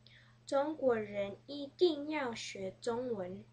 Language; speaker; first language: Chinese; early bilingual, heritage; Chinese